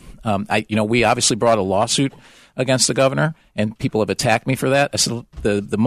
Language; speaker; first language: English; native; English